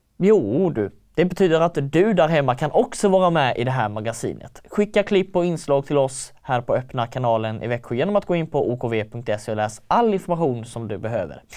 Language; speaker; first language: Swedish; native; Swedish